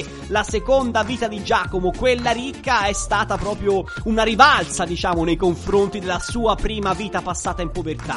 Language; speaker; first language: Italian; native; Italian